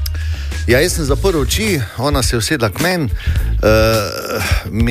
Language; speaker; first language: Slovenian; native; Slovenian